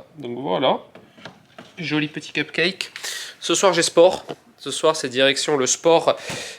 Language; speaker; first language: French; native; French